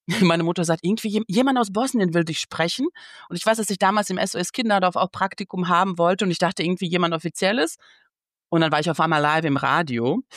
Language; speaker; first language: German; early bilingual, other home language; Bosnian